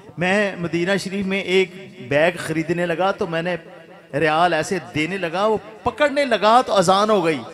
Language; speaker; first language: Urdu; non-native, local second language; Punjabi